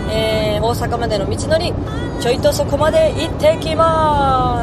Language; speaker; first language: Japanese; native; Japanese